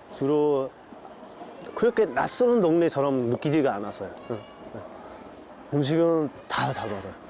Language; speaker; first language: Korean; non-native, fluent; Nepali